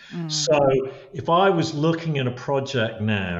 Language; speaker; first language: English; native; English